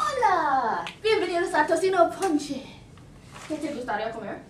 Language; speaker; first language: Spanish; non-native, learner; English